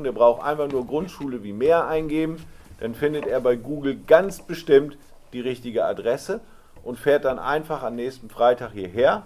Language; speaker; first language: German; native; German